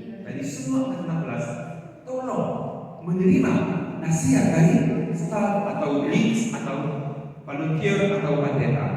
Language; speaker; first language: Indonesian; non-native, fluent; Korean